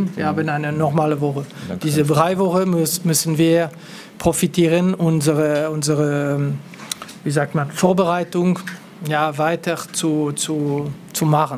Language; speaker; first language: German; non-native, local second language; French